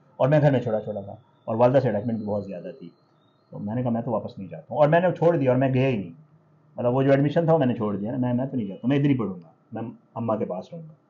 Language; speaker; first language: Urdu; non-native, local second language; Saraiki